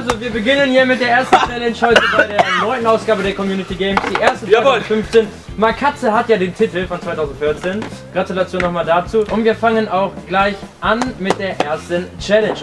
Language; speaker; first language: German; native; German